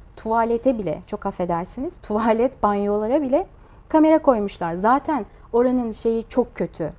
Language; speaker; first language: Turkish; non-native, fluent; Chinese